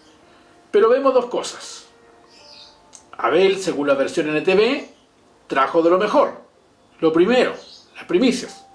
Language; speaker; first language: Spanish; native; Spanish